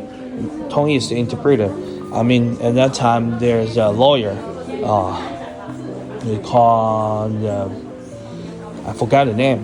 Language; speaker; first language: English; non-native, fluent; Chinese